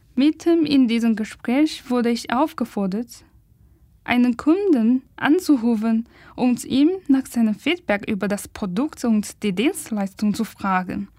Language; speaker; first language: German; non-native, fluent; Chinese